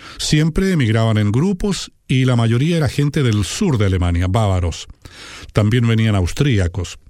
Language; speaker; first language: Spanish; native; Spanish